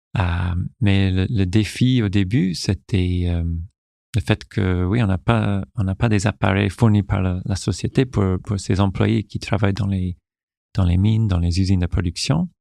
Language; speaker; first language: French; non-native, local second language; English